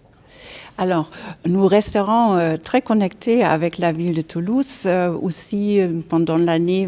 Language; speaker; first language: French; non-native, fluent; German